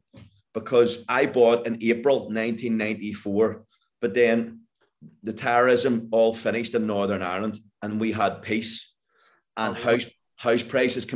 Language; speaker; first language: English; native; English